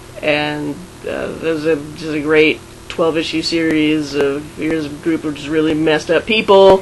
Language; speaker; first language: English; native; English